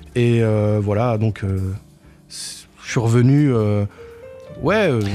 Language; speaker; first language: French; native; French